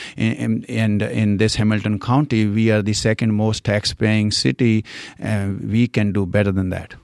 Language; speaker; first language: English; non-native, local second language; Punjabi